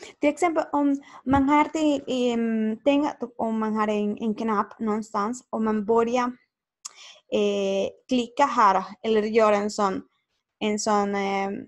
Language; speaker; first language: Swedish; non-native, learner; Spanish